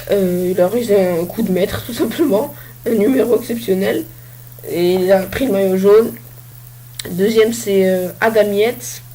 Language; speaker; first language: French; native; French